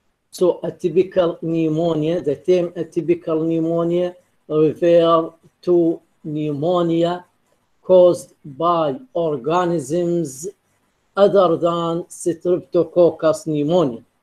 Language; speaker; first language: English; non-native, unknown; Arabic